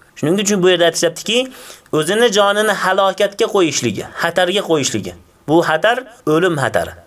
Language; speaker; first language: Uzbek; native; Uzbek